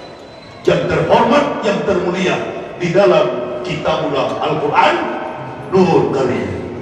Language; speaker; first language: Indonesian; native; Indonesian